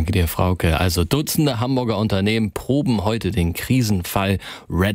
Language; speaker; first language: German; native; German